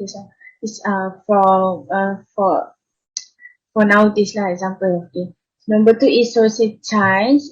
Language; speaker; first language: English; non-native, learner; Malay